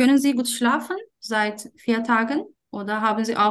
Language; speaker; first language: German; non-native, fluent; Turkish